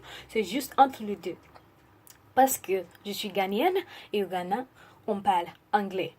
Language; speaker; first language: French; non-native, learner; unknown